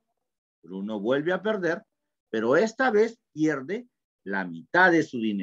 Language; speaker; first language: Spanish; native; Spanish